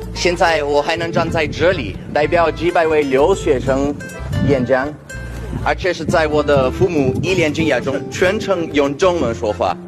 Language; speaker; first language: Chinese; non-native, fluent; Italian